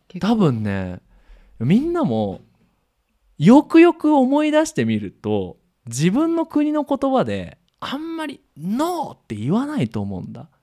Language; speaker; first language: Japanese; native; Japanese